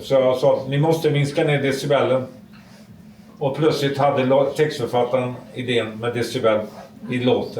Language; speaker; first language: Swedish; native; Swedish